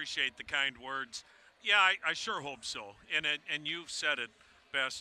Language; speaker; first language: English; native; English